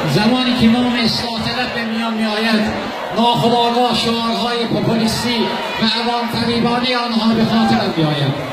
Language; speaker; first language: Persian; non-native, local second language; Azerbaijani